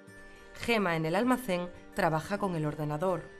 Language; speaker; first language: Spanish; native; Spanish